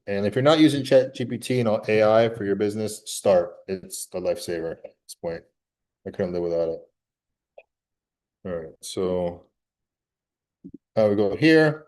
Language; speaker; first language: English; native; English